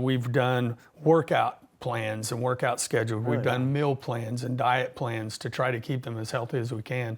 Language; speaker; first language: English; native; English